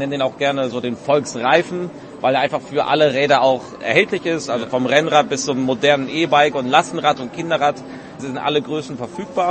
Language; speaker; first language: German; native; German